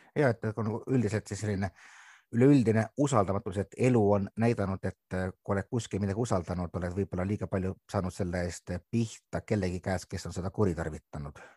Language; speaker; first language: Estonian; native; Estonian